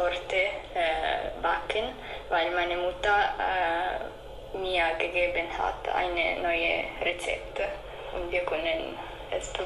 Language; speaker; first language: German; non-native, learner; Italian